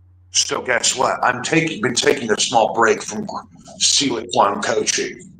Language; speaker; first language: English; native; English